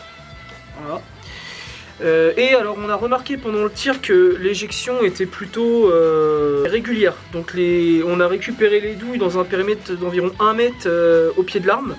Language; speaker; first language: French; native; French